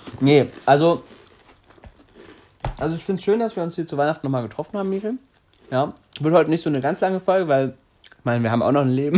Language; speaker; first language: German; native; German